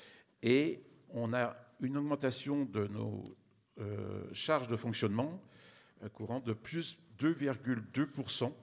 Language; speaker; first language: French; native; French